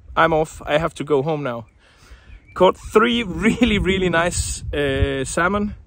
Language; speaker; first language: English; non-native, fluent; Danish